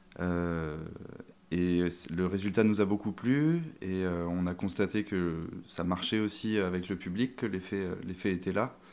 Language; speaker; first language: French; native; French